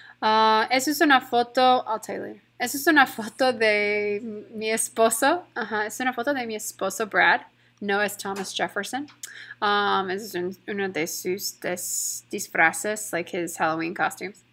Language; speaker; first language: Spanish; non-native, fluent; English